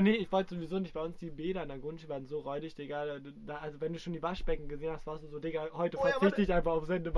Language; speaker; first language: German; native; German